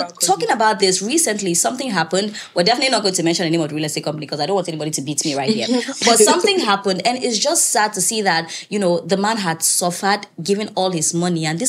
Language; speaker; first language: English; native; English